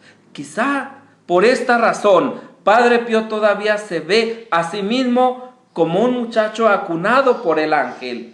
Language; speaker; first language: Spanish; native; Spanish